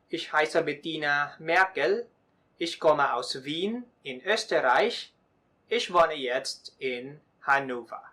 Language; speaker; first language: German; non-native, learner; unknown